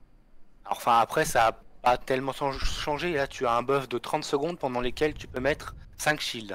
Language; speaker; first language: French; native; French